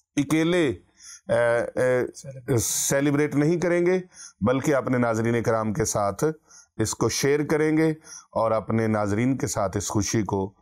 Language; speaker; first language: Urdu; non-native, local second language; Punjabi